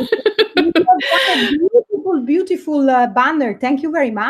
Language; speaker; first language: English; non-native, fluent; Italian